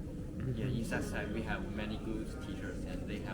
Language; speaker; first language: English; non-native, learner; Chinese